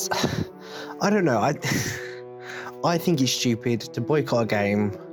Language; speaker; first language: English; native; English